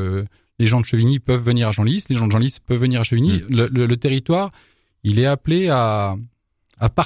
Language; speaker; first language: French; native; French